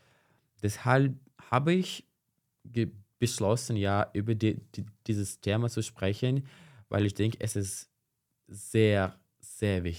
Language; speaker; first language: German; non-native, fluent; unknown